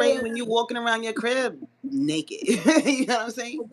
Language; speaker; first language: English; native; English